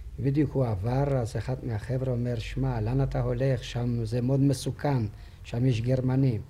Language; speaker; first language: Hebrew; non-native, fluent; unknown